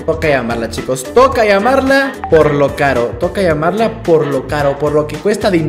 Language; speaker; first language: Spanish; native; Spanish